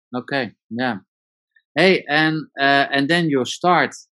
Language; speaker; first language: English; non-native, learner; Dutch